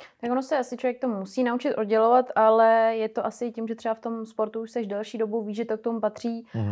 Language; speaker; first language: Czech; native; Czech